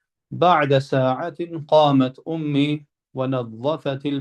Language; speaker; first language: Arabic; non-native, fluent; Albanian